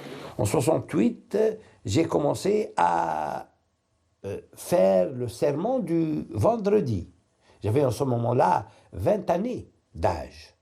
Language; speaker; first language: French; non-native, local second language; Arabic